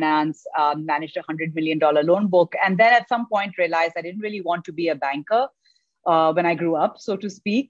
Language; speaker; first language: English; non-native, local second language; Urdu